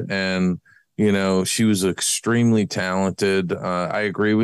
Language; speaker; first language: English; native; English